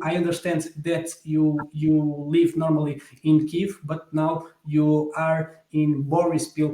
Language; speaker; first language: English; non-native, fluent; Portuguese